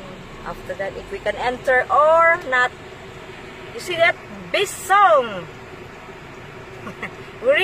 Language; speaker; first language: English; non-native, local second language; Cebuano